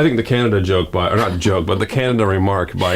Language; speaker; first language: English; native; English